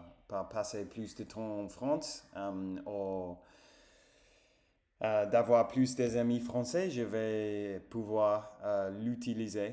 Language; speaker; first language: French; non-native, fluent; English